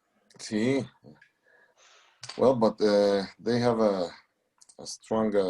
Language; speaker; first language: English; non-native, learner; Spanish